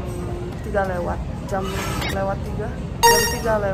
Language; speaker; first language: Indonesian; non-native, fluent; Korean